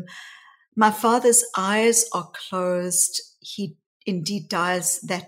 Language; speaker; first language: English; native; English